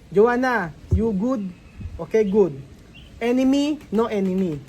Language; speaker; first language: English; non-native, learner; Filipino